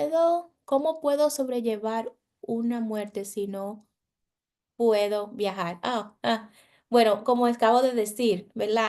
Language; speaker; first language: Spanish; early bilingual, heritage; Spanish